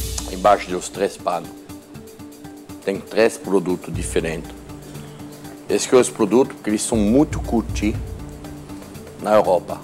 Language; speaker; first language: Portuguese; non-native, fluent; French